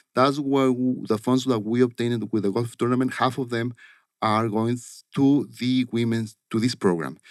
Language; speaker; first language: English; non-native, fluent; Spanish